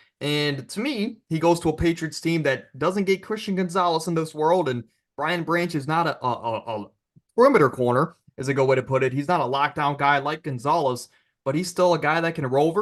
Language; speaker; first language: English; native; English